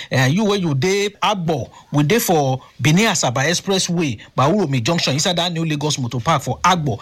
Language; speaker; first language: Nigerian Pidgin; native; Nigerian Pidgin